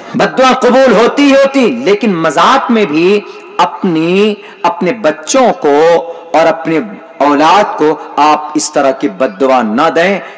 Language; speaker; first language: Urdu; native; Urdu